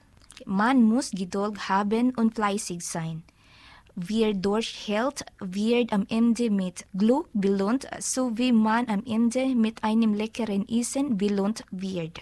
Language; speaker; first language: German; non-native, learner; Filipino